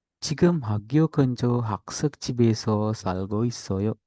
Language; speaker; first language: Korean; non-native, fluent; Sinhala